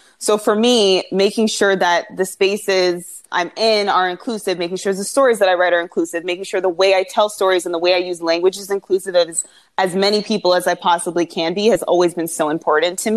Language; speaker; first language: English; native; English